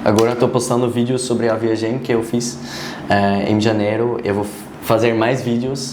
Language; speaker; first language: Portuguese; non-native, learner; Dutch